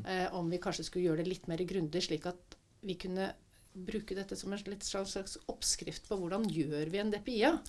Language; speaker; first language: Norwegian; native; Norwegian